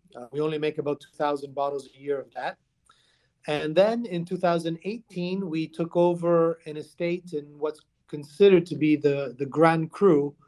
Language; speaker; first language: English; early bilingual, other home language; Italian